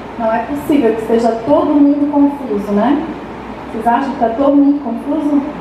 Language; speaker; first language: Portuguese; native; Portuguese